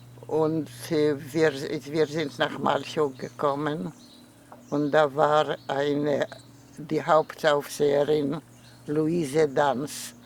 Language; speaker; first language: German; non-native, fluent; Polish